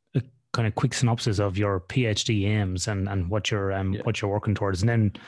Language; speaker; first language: English; native; English